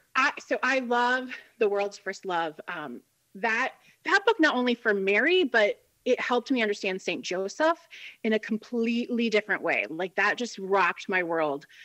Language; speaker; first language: English; native; English